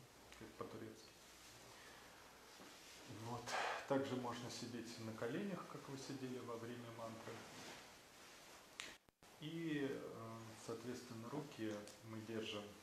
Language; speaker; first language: Russian; native; Russian